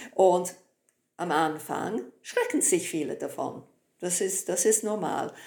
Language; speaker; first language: German; non-native, fluent; English